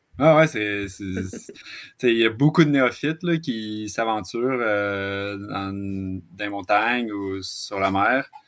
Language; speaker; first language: French; native; French